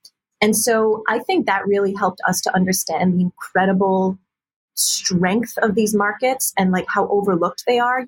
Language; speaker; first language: English; native; English